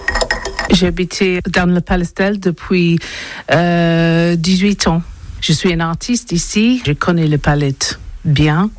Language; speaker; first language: French; non-native, learner; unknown